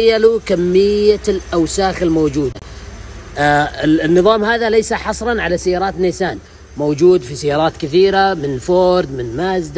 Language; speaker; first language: Arabic; native; Arabic